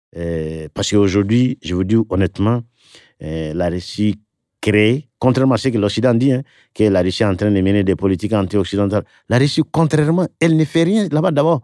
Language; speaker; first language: French; non-native, local second language; Bambara